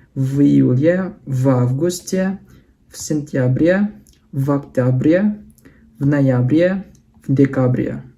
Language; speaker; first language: Russian; non-native, fluent; Indonesian